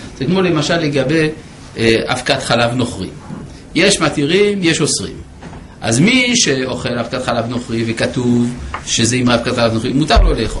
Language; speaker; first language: Hebrew; non-native, fluent; French